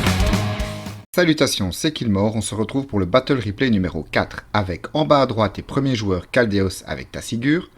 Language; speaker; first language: French; native; French